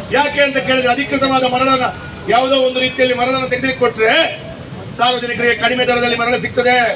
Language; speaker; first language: Kannada; native; Kannada